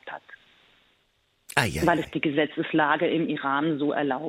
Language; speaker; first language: German; early bilingual, other home language; Persian